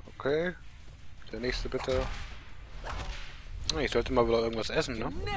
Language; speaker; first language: German; native; German